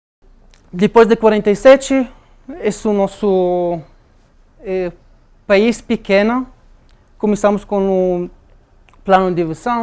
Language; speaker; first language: Portuguese; non-native, fluent; Arabic